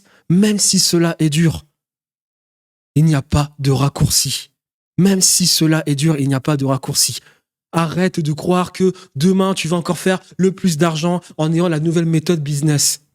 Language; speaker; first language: French; native; French